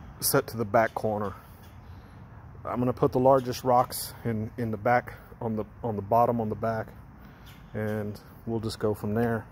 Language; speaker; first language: English; native; English